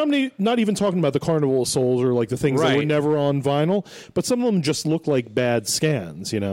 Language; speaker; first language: English; native; English